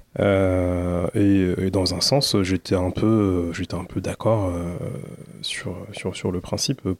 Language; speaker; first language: French; early bilingual, other home language; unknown